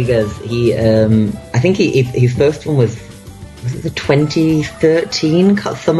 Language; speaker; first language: English; native; English